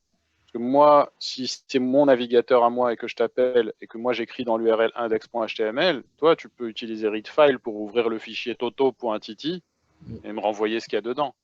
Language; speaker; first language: French; native; French